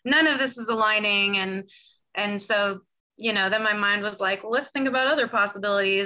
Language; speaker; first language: English; native; English